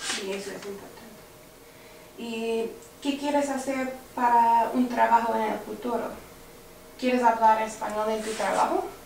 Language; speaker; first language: Spanish; non-native, learner; English